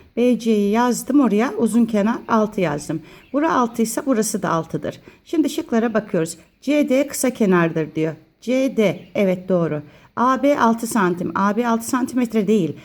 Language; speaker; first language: Turkish; native; Turkish